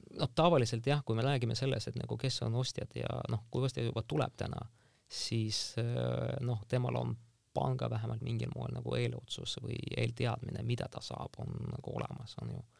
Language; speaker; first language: Estonian; non-native, local second language; Russian